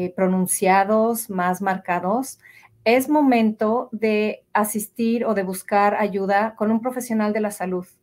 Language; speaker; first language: Spanish; native; Spanish